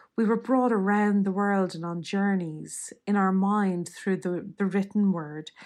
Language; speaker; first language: English; native; English